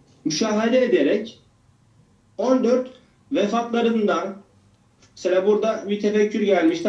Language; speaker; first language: Turkish; native; Turkish